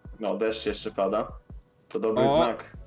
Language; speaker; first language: Polish; native; Polish